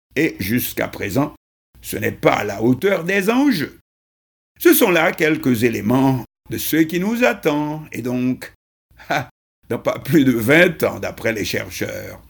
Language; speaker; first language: French; non-native, local second language; Haitian Creole